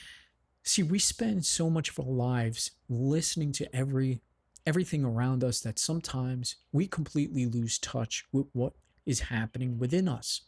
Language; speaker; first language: English; native; English